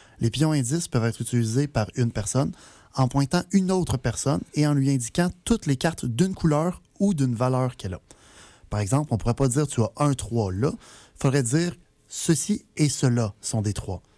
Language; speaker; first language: French; native; French